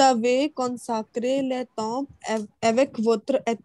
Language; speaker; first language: French; non-native, learner; Hindi